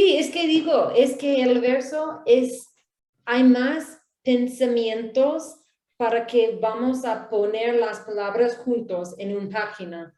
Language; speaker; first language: Spanish; non-native, learner; English